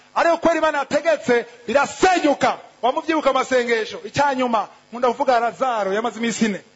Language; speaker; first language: Rundi; native; Rundi